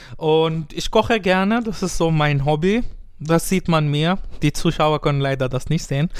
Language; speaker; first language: German; non-native, fluent; Arabic